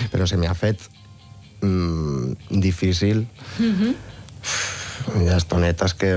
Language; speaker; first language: Catalan; non-native, learner; Spanish